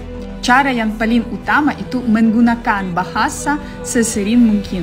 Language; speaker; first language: Indonesian; non-native, fluent; Ukrainian